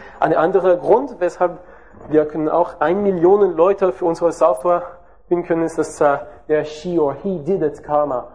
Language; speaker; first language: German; non-native, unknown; French